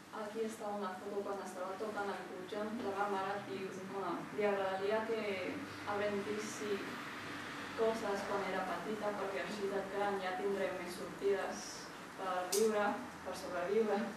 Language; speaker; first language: Catalan; early bilingual, other home language; Chinese